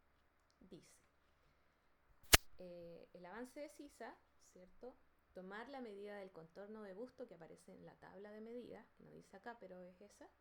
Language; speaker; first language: Spanish; native; Spanish